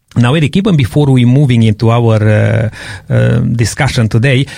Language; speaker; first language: English; non-native, fluent; Romanian